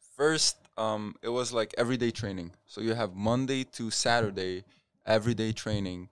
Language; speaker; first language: English; non-native, fluent; Arabic